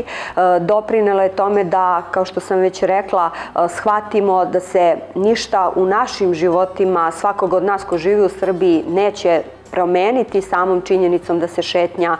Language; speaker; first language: Serbian; native; Serbian